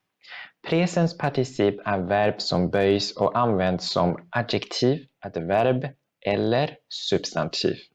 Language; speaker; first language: Swedish; non-native, fluent; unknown